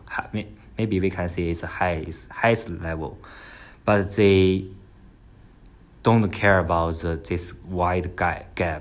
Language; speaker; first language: English; non-native, learner; Chinese